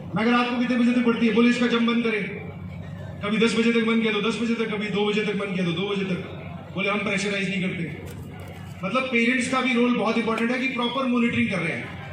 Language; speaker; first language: Hindi; native; Hindi